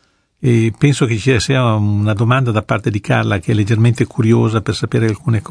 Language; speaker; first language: Italian; native; Italian